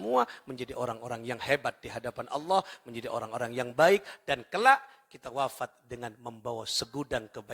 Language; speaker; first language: Indonesian; non-native, local second language; Madurese